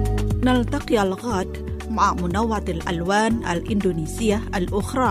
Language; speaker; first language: Arabic; non-native, fluent; Indonesian